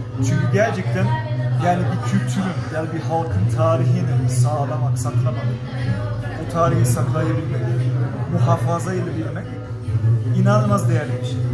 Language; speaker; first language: Turkish; early bilingual, heritage; German